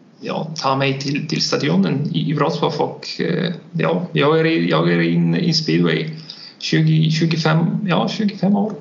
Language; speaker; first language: Swedish; non-native, learner; Polish